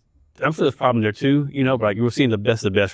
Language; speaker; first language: English; native; English